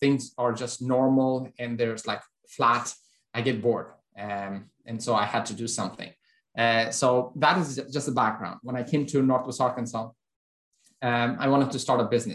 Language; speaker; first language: English; non-native, fluent; Persian